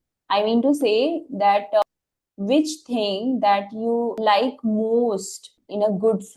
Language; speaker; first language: English; non-native, fluent; Hindi